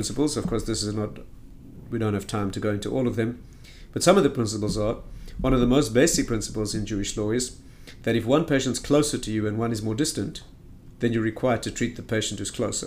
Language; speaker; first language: English; native; English